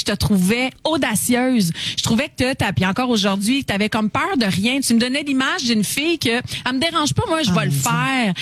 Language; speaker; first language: French; native; French